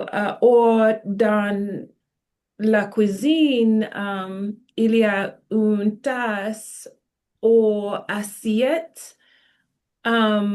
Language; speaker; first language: French; non-native, learner; English